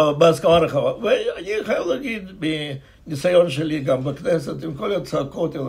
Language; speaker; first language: Hebrew; non-native, fluent; Russian